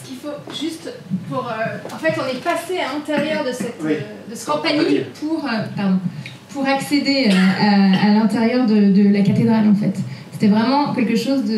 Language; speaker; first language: French; native; French